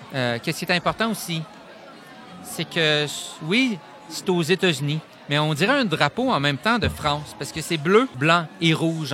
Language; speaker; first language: French; native; French